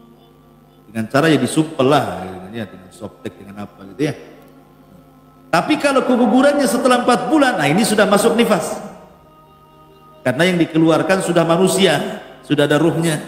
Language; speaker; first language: Indonesian; native; Indonesian